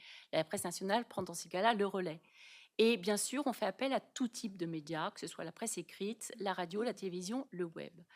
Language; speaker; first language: French; native; French